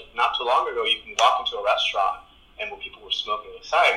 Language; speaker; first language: English; early bilingual, other home language; Spanish